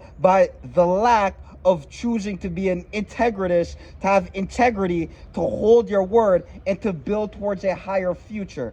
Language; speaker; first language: English; native; English